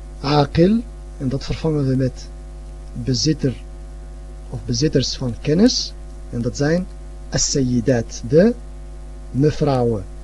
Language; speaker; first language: Dutch; early bilingual, other home language; Arabic